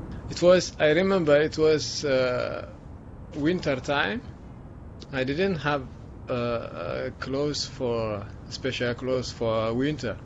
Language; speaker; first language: English; non-native, learner; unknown